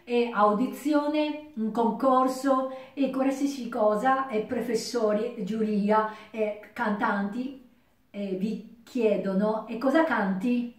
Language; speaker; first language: Italian; non-native, learner; Japanese